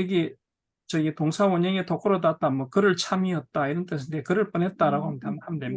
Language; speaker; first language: Korean; native; Korean